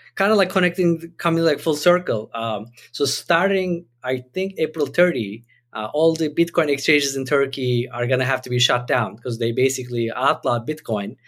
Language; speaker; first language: English; non-native, fluent; Turkish